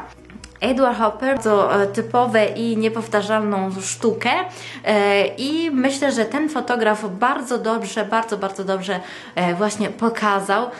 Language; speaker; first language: Polish; non-native, fluent; Italian